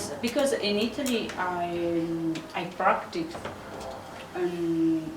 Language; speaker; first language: English; non-native, learner; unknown